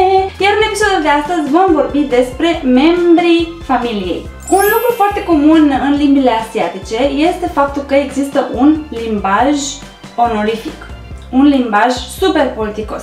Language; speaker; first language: Romanian; native; Romanian